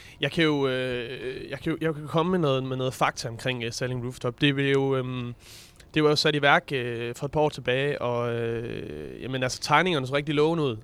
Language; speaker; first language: Danish; native; Danish